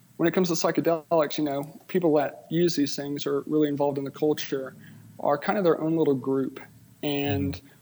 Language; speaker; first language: English; native; English